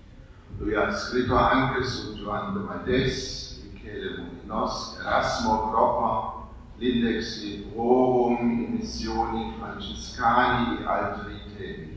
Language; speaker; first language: Italian; non-native, fluent; German